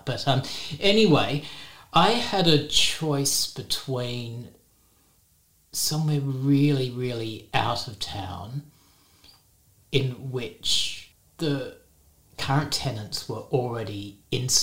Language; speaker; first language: English; native; English